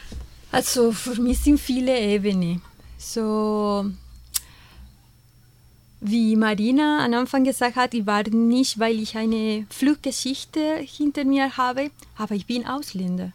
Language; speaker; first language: German; non-native, fluent; Spanish